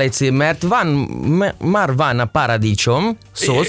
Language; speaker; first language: Hungarian; non-native, learner; Italian